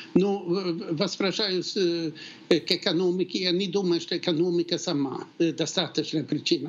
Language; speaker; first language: Russian; non-native, fluent; Swedish